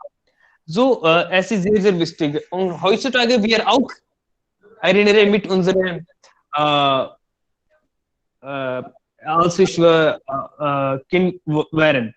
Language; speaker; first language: German; non-native, learner; Hindi